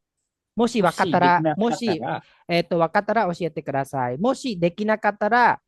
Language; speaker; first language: Japanese; non-native, fluent; Khmer